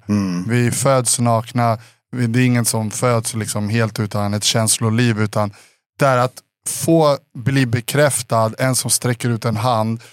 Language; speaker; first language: Swedish; native; Swedish